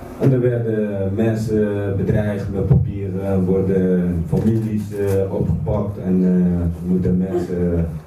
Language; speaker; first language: Dutch; non-native, fluent; Kurdish